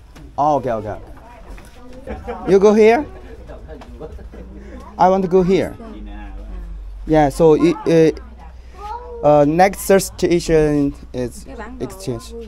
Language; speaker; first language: English; non-native, learner; Chinese